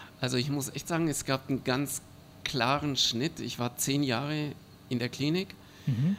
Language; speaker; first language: German; early bilingual, other home language; Spanish